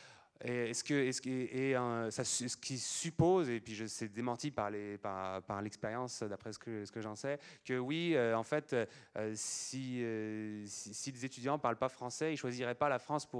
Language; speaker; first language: French; native; French